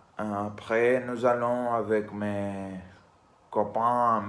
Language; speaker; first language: French; non-native, learner; Spanish